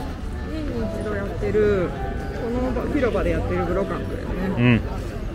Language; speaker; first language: Japanese; native; Japanese